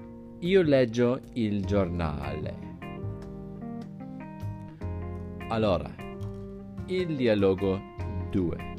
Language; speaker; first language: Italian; non-native, fluent; English